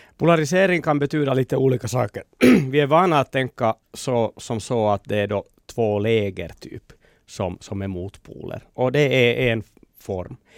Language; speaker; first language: Swedish; native; Swedish